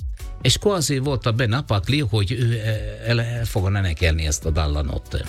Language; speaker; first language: Hungarian; non-native, learner; Italian